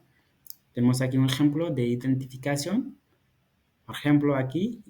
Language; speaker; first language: Spanish; non-native, fluent; Fula